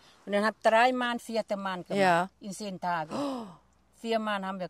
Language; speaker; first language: German; non-native, fluent; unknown